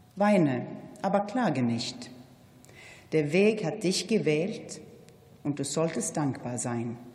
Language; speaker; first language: German; non-native, fluent; Swedish